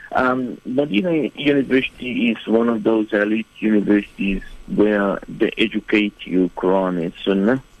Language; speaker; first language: English; non-native, fluent; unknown